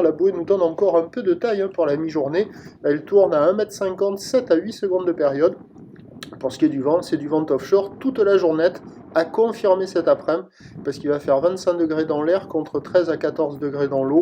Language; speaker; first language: French; native; French